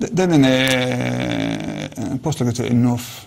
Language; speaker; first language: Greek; non-native, learner; English